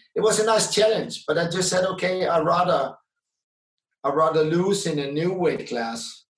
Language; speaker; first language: English; non-native, fluent; Dutch